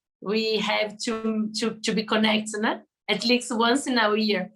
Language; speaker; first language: English; non-native, learner; Portuguese